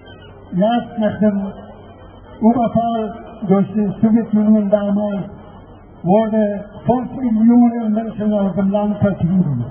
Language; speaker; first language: German; non-native, fluent; Persian